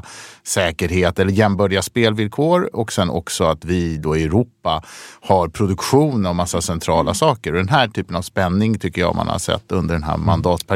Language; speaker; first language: Swedish; native; Swedish